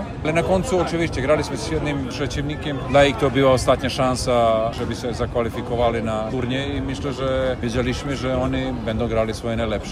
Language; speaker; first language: Polish; non-native, fluent; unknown